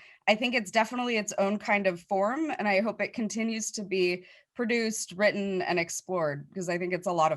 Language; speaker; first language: English; native; English